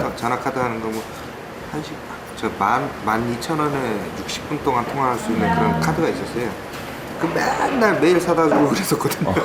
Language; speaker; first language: Korean; native; Korean